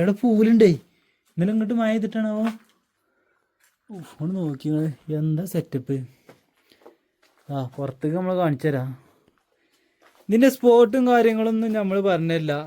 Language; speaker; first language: Malayalam; native; Malayalam